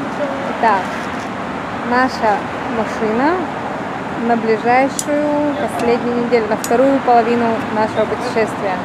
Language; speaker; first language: Russian; native; Russian